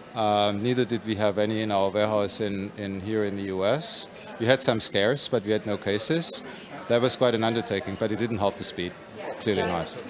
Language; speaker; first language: English; non-native, fluent; German